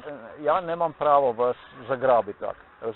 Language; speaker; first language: Polish; non-native, learner; Slovenian